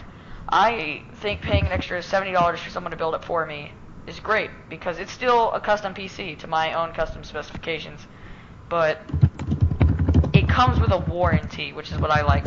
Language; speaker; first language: English; native; English